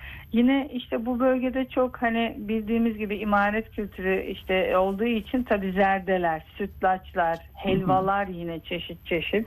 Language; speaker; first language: Turkish; native; Turkish